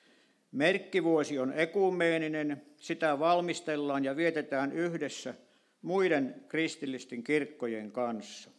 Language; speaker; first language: Finnish; native; Finnish